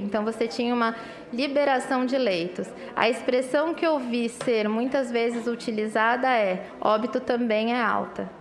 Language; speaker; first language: Portuguese; native; Portuguese